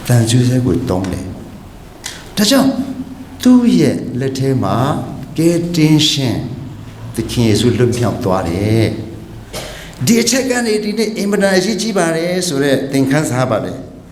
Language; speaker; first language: Burmese; non-native, local second language; Hakha Chin